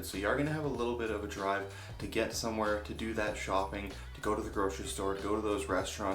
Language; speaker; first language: English; native; English